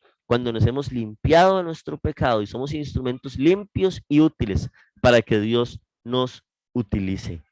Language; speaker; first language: Spanish; native; Spanish